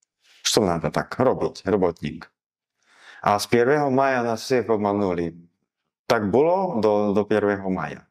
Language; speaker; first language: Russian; non-native, learner; Slovak